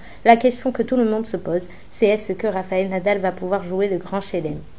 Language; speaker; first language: French; native; French